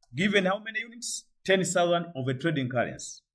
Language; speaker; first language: English; non-native, local second language; Swahili